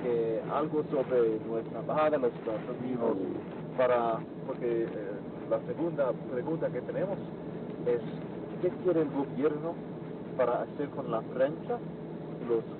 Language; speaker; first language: Spanish; non-native, fluent; English